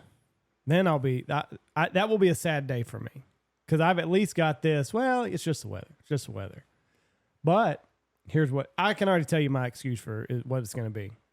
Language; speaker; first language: English; native; English